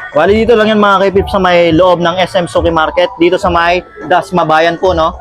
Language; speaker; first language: Filipino; native; Filipino